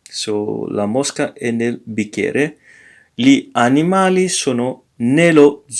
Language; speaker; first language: Italian; non-native, learner; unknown